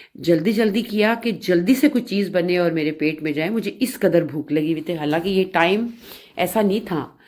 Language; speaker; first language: Urdu; non-native, local second language; Punjabi